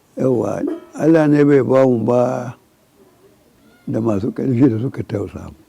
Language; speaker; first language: Hausa; native; Hausa